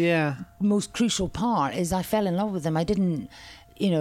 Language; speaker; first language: English; native; English